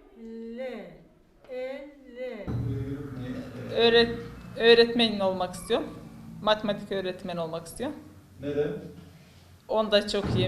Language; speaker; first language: Turkish; non-native, learner; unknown